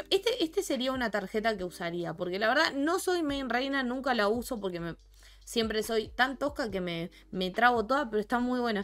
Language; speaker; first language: Spanish; native; Spanish